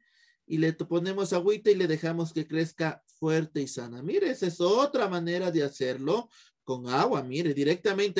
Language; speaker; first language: Spanish; native; Spanish